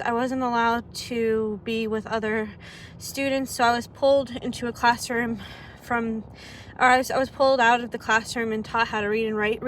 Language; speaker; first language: English; early bilingual, other home language; Arabic